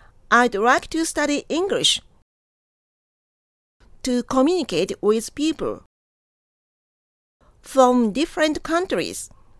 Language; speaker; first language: English; non-native, fluent; Japanese